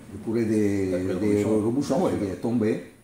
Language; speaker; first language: French; non-native, learner; Italian